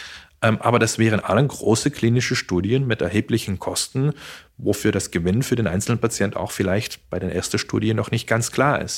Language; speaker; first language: German; non-native, fluent; Dutch